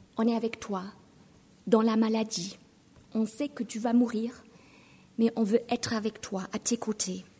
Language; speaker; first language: French; non-native, fluent; German